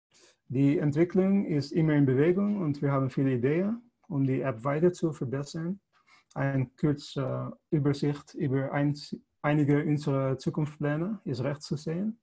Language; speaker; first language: German; non-native, fluent; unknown